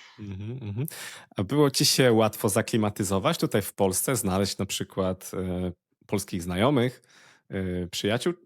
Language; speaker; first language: Polish; native; Polish